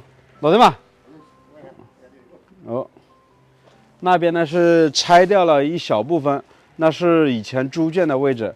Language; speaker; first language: Chinese; native; Chinese